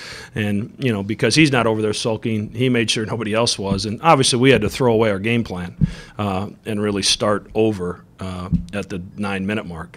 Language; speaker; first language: English; native; English